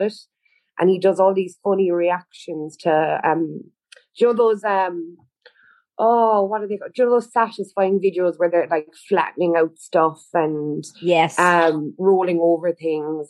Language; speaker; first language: English; native; English